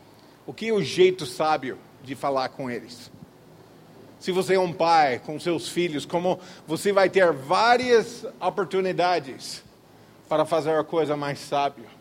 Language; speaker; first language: Portuguese; non-native, fluent; English